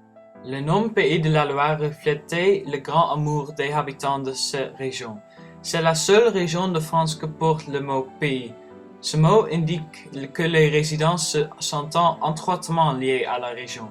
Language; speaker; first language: French; non-native, learner; Dutch